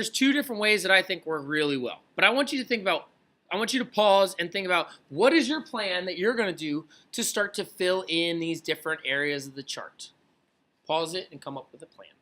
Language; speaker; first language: English; native; English